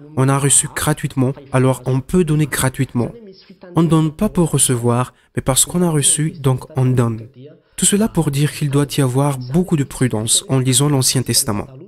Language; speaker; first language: French; non-native, local second language; Malagasy